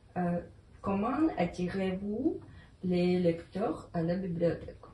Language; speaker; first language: French; non-native, learner; Ukrainian